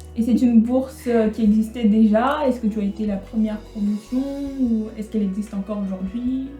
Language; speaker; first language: French; native; French